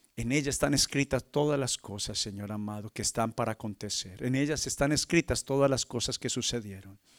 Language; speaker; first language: Spanish; native; Spanish